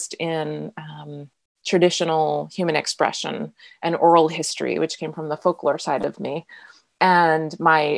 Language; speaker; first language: English; native; English